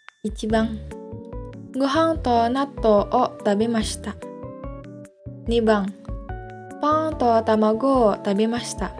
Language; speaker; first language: Japanese; non-native, learner; Indonesian